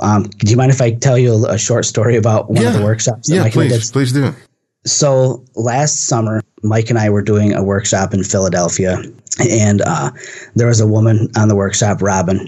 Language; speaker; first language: English; native; English